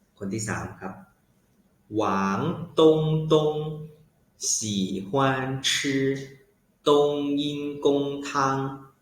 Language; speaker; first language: Chinese; non-native, fluent; Thai